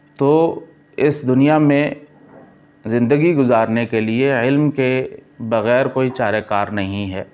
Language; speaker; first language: Urdu; native; Urdu